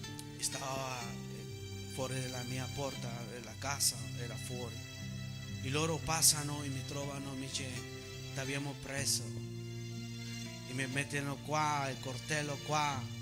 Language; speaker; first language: Italian; non-native, fluent; Spanish